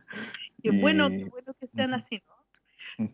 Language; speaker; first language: Spanish; native; Spanish